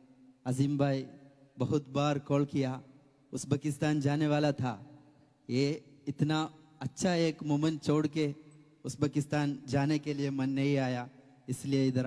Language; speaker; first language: Hindi; non-native, local second language; Malayalam